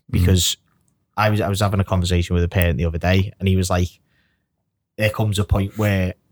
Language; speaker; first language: English; native; English